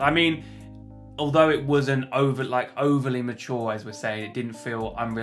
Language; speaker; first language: English; native; English